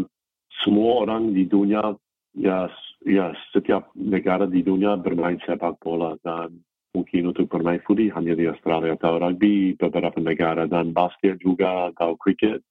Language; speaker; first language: Indonesian; non-native, fluent; English